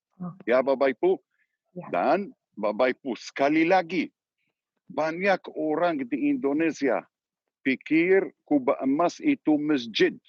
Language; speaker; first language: Indonesian; non-native, learner; Hebrew